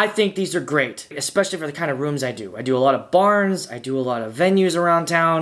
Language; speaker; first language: English; native; English